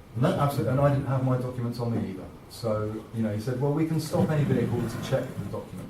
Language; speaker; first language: English; native; English